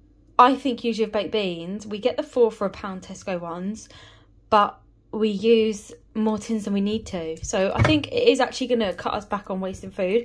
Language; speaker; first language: English; native; English